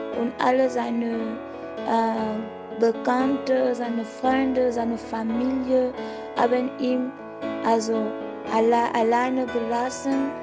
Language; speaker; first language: German; non-native, fluent; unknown